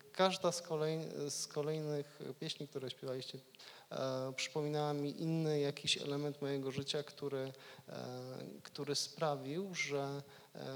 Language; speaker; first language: Polish; native; Polish